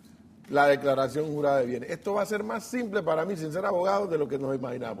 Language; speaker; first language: Spanish; native; Spanish